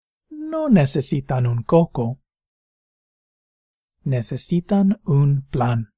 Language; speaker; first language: Spanish; non-native, fluent; English